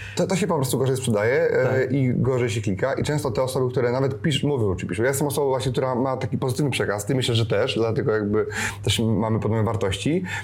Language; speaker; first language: Polish; native; Polish